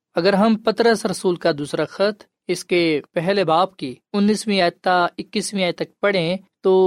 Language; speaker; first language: Urdu; non-native, local second language; Punjabi